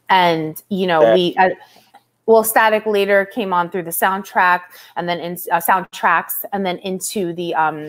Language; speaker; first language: English; native; English